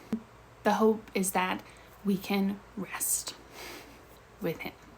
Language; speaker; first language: English; native; English